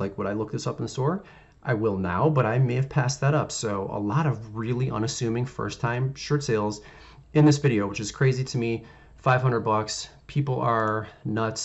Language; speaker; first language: English; native; English